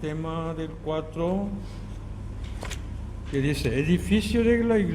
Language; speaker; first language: Spanish; non-native, learner; Korean